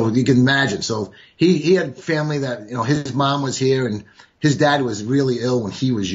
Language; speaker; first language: English; native; English